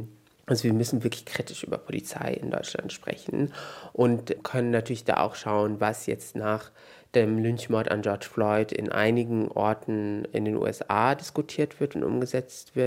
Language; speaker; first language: German; native; German